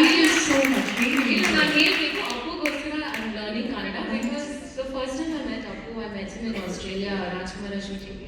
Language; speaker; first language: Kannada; non-native, learner; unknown